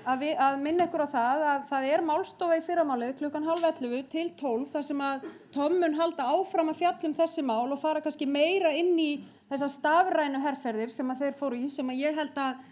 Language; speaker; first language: Icelandic; native; Icelandic